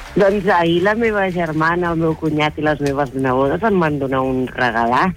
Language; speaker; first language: Catalan; native; Catalan